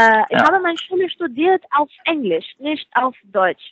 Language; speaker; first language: German; non-native, learner; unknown